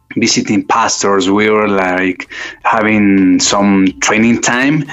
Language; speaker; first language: English; non-native, fluent; Spanish